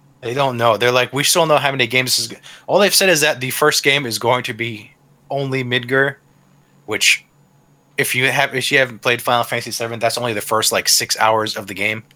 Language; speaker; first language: English; native; English